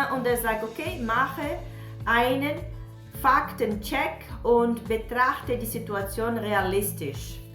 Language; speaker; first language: German; non-native, learner; Portuguese